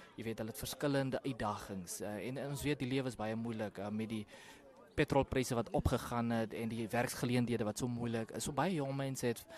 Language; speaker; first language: Afrikaans; non-native, local second language; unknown